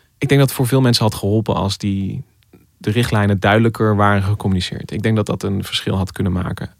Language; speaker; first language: Dutch; native; Dutch